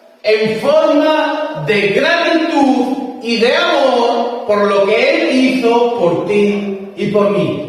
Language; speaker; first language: Spanish; native; Spanish